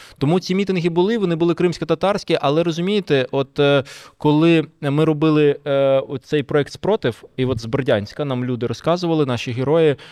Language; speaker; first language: Ukrainian; non-native, local second language; Russian